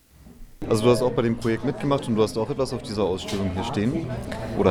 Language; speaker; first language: German; native; German